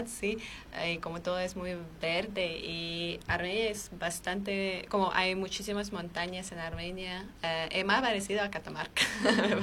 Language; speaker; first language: Spanish; non-native, fluent; Armenian